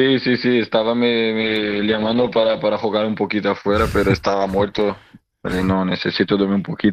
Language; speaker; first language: Spanish; non-native, learner; Portuguese